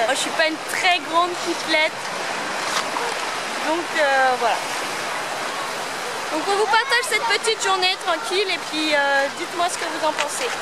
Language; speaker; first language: French; native; French